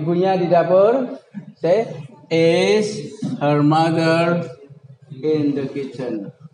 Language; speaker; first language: English; non-native, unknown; Indonesian